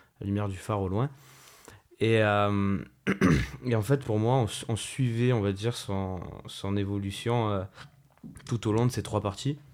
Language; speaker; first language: French; native; French